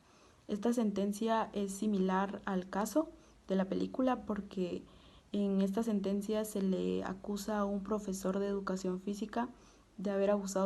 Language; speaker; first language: Spanish; native; Spanish